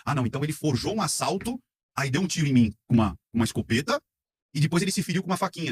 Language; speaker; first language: Portuguese; native; Portuguese